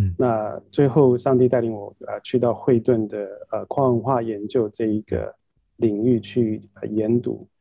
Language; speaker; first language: Chinese; native; Chinese